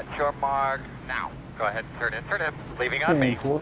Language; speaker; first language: English; native; English